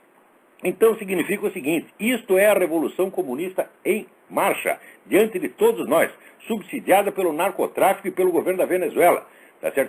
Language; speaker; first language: Portuguese; native; Portuguese